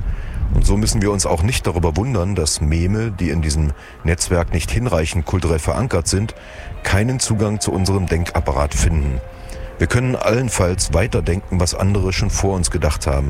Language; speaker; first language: German; native; German